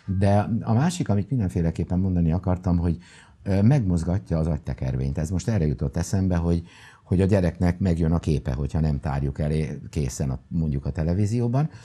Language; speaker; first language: Hungarian; native; Hungarian